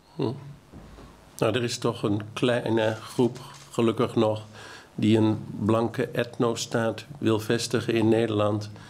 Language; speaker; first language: Dutch; native; Dutch